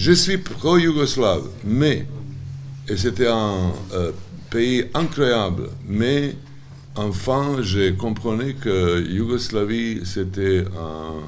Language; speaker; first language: French; non-native, learner; Serbian